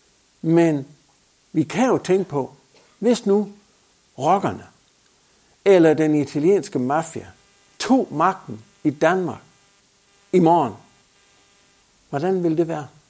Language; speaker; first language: Danish; native; Danish